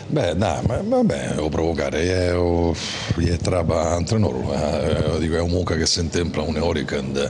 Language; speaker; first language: Romanian; non-native, fluent; Italian